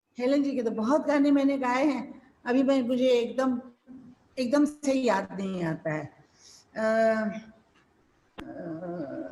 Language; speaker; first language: Hindi; non-native, local second language; Marathi